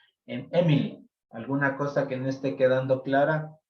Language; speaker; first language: Spanish; native; Spanish